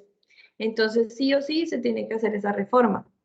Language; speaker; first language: Spanish; native; Spanish